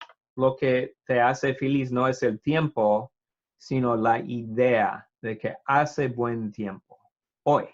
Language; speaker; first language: Spanish; non-native, fluent; English